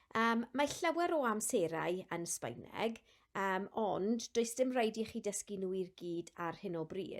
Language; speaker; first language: Welsh; non-native, local second language; English